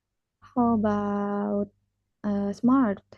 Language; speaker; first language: English; non-native, fluent; Indonesian